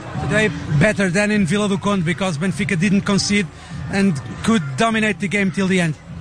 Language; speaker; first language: English; non-native, fluent; Portuguese